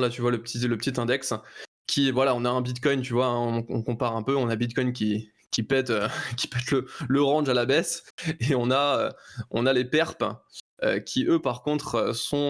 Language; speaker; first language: French; native; French